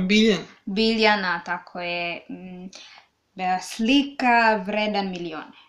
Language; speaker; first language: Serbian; non-native, learner; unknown